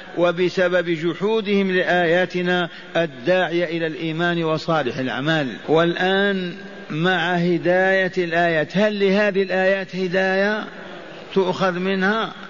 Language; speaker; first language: Arabic; native; Arabic